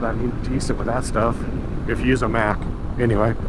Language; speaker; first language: English; native; English